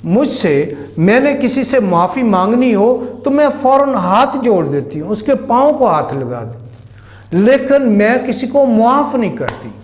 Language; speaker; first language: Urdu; non-native, local second language; Punjabi